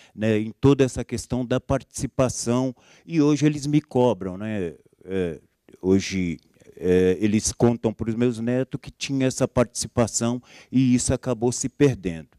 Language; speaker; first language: Portuguese; native; Portuguese